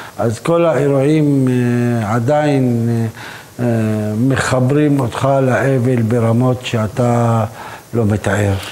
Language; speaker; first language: Hebrew; non-native, local second language; Arabic